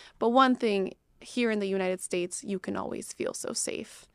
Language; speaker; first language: English; non-native, fluent; Spanish